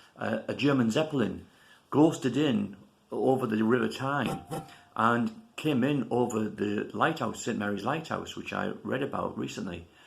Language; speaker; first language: English; native; English